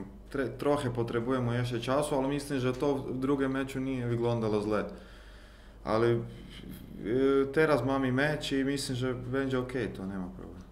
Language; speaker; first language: Polish; non-native, learner; Croatian